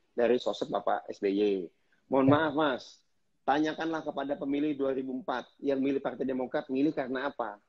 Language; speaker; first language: Indonesian; native; Indonesian